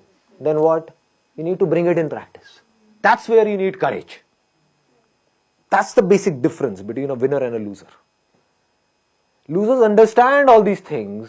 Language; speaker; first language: English; non-native, local second language; Hindi